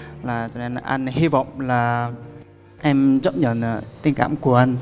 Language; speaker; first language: Vietnamese; non-native, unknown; Korean